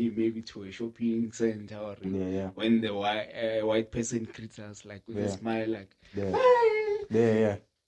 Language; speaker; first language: English; non-native, local second language; Northern Sotho